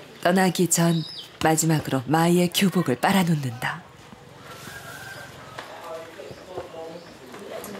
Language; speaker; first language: Korean; native; Korean